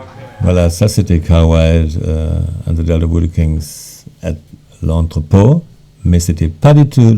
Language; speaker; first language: French; non-native, fluent; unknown